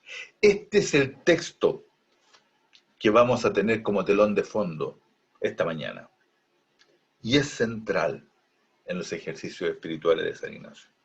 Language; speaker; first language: Spanish; native; Spanish